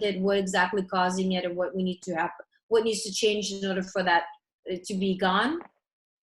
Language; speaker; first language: English; early bilingual, other home language; Russian